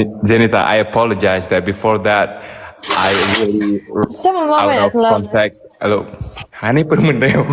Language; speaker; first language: English; non-native, fluent; Indonesian